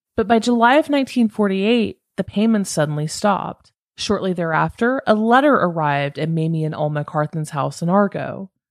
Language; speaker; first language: English; native; English